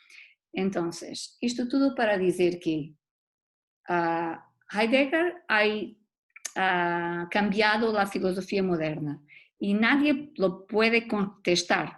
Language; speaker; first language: Spanish; non-native, learner; Portuguese